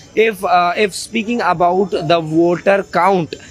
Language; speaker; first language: English; non-native, local second language; Hindi